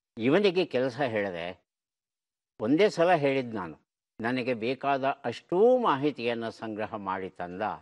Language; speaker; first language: Kannada; native; Kannada